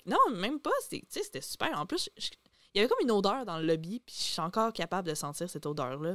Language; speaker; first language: French; native; French